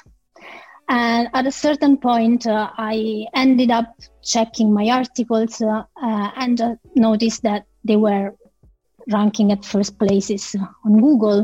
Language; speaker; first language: English; non-native, fluent; Italian